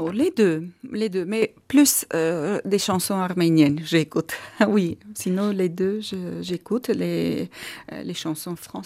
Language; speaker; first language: French; non-native, fluent; Armenian